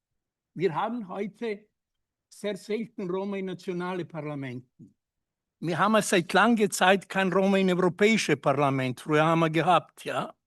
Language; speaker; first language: German; non-native, learner; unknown